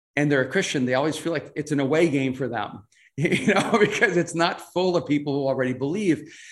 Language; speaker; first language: English; non-native, fluent; Spanish